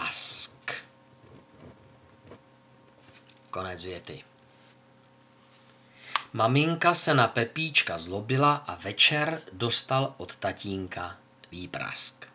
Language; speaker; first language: Czech; native; Czech